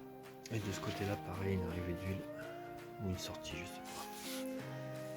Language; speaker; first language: French; native; French